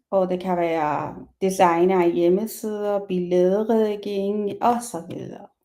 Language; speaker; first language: Danish; non-native, learner; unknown